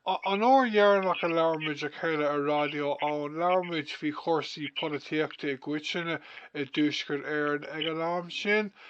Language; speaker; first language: Irish; non-native, local second language; English